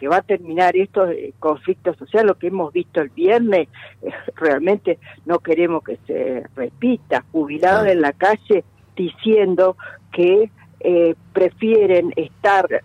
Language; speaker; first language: Spanish; native; Spanish